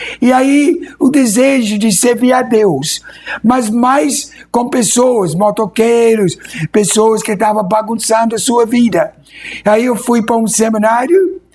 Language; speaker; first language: Portuguese; non-native, fluent; English